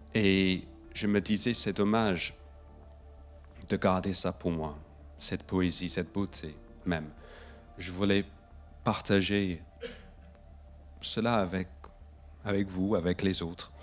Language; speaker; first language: French; non-native, fluent; English